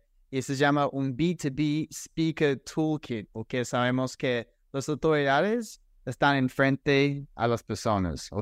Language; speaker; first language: Spanish; non-native, fluent; English